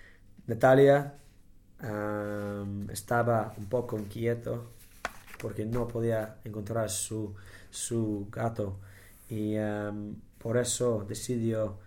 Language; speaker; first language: Spanish; non-native, learner; English